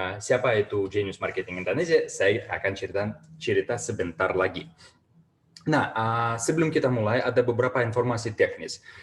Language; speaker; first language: Indonesian; non-native, fluent; Russian